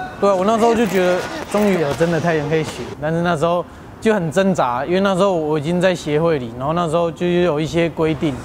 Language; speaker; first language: Chinese; native; Chinese